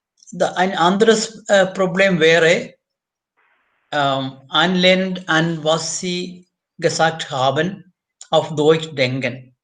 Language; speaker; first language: German; non-native, fluent; Malayalam